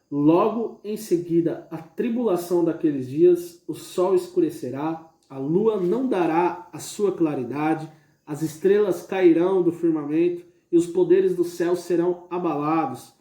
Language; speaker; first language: Portuguese; native; Portuguese